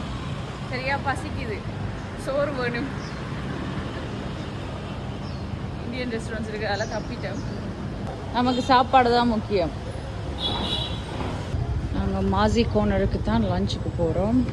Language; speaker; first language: Tamil; native; Tamil